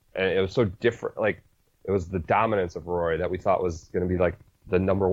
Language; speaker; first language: English; native; English